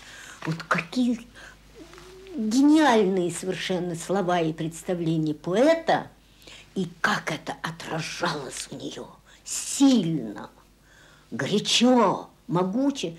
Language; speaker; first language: Russian; native; Russian